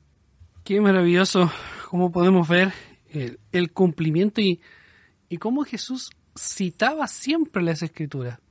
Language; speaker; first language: Spanish; native; Spanish